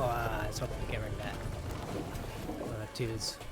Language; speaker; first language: English; native; English